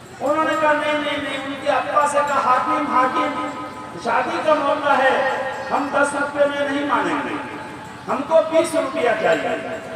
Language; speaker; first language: Urdu; non-native, local second language; Bangla